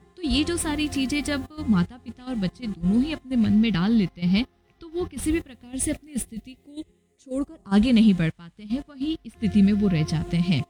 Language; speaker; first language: Hindi; native; Hindi